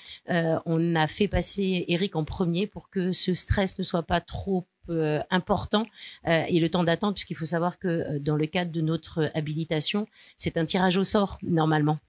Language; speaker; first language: French; native; French